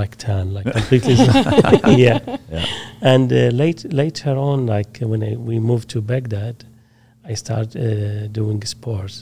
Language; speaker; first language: English; non-native, learner; Arabic